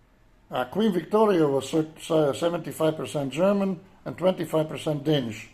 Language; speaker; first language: English; non-native, fluent; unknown